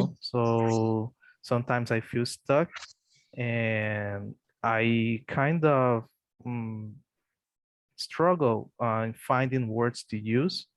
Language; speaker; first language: English; non-native, fluent; Portuguese